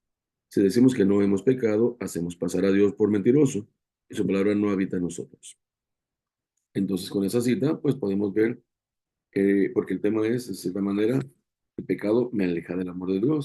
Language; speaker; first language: Spanish; native; Spanish